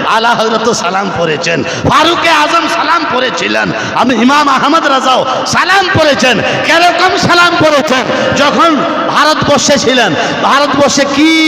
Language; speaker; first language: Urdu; non-native, local second language; Bangla